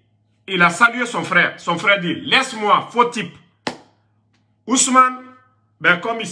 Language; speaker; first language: French; non-native, local second language; Susu